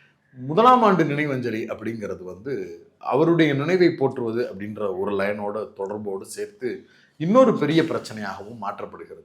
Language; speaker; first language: Tamil; native; Tamil